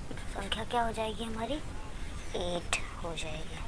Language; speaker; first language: Hindi; native; Hindi